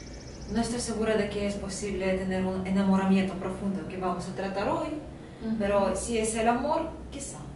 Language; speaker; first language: Spanish; non-native, fluent; Russian